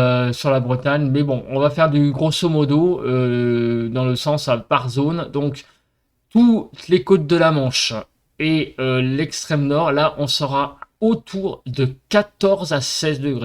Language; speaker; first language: French; native; French